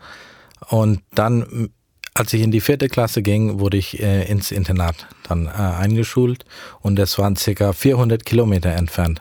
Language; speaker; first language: German; early bilingual, heritage; German